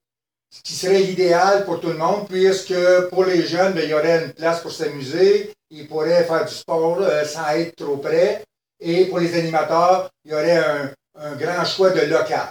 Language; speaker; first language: French; native; French